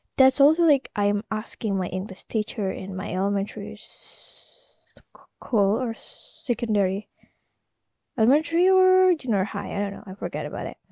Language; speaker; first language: English; non-native, learner; Indonesian